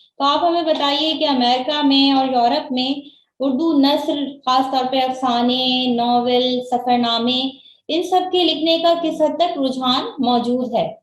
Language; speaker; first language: Urdu; native; Urdu